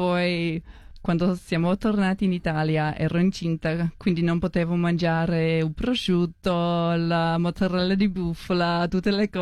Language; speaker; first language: Italian; non-native, learner; English